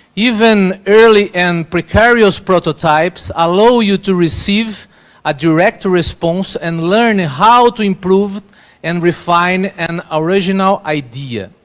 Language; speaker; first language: English; non-native, learner; Portuguese